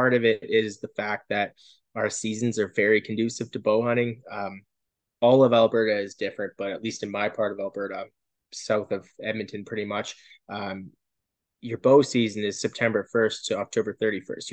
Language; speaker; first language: English; native; English